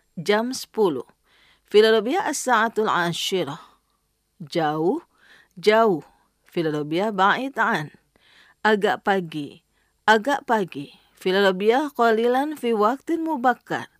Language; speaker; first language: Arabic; non-native, fluent; Indonesian